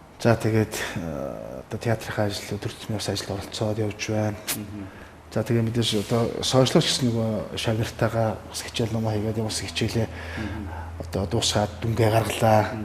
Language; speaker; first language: Mongolian; native; Mongolian